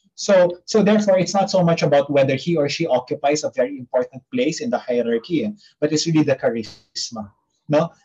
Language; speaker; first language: English; non-native, local second language; Filipino